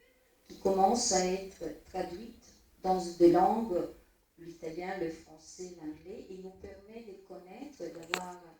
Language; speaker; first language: French; non-native, fluent; Italian